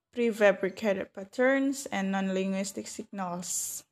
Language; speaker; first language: English; non-native, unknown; Indonesian